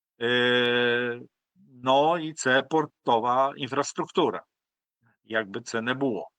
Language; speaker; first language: Polish; non-native, learner; Ukrainian